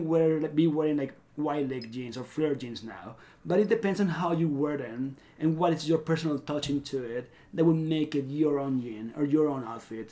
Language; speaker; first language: English; non-native, fluent; Spanish